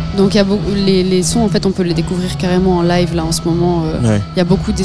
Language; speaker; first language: French; native; French